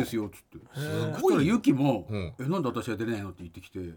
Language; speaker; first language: Japanese; native; Japanese